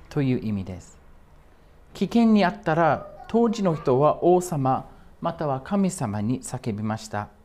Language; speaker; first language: Japanese; non-native, fluent; English